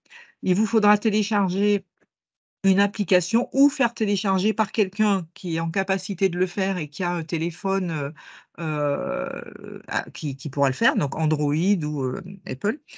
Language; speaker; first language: French; native; French